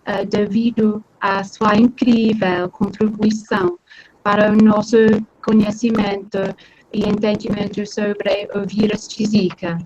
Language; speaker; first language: Portuguese; non-native, fluent; English